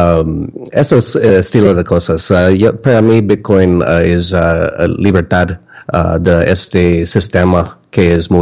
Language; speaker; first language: Spanish; non-native, learner; English